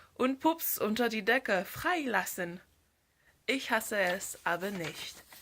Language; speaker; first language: German; non-native, learner; English